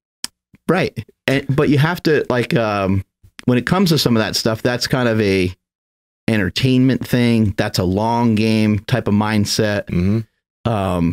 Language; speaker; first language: English; native; English